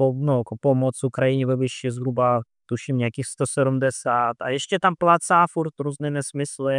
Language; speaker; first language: Czech; non-native, fluent; Russian